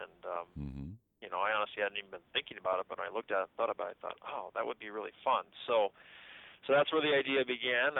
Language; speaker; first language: English; native; English